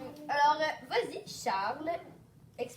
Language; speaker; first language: French; native; French